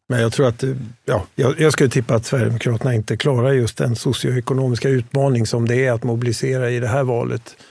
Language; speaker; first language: Swedish; native; Swedish